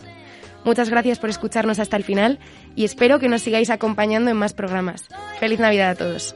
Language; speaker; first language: Spanish; native; Spanish